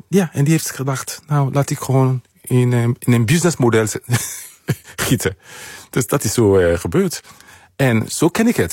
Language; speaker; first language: Dutch; non-native, fluent; Mandingo